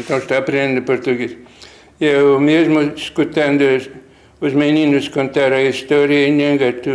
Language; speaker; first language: Portuguese; non-native, fluent; Lithuanian